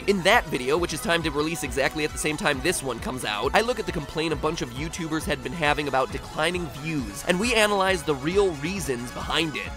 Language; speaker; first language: English; native; English